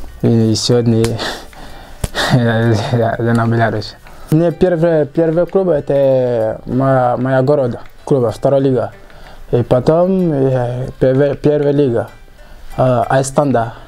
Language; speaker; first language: Russian; non-native, learner; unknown